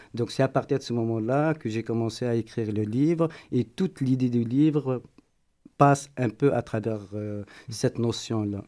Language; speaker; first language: French; non-native, local second language; Berber languages